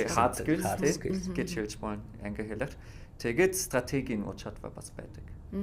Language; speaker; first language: Mongolian; non-native, fluent; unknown